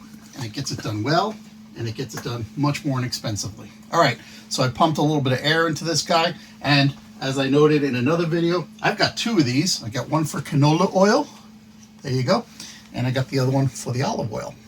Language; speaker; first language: English; native; English